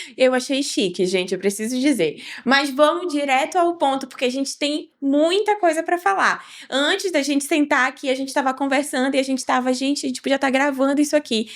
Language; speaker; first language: Portuguese; native; Portuguese